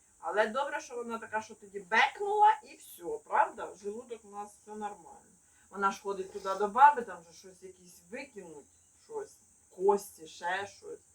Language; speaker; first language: Ukrainian; native; Ukrainian